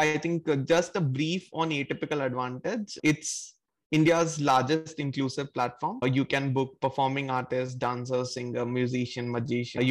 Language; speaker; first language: English; non-native, local second language; Hindi